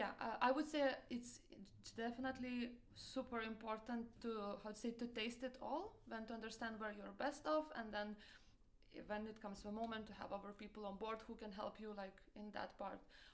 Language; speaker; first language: English; non-native, fluent; Lithuanian